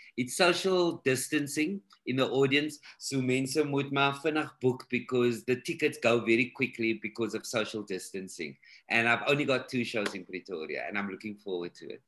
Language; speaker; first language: English; early bilingual, other home language; Afrikaans